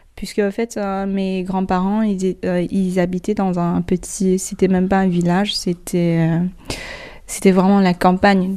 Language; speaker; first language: French; non-native, fluent; Chinese